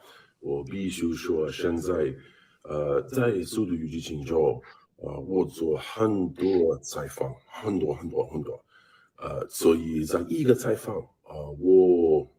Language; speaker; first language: Chinese; non-native, learner; English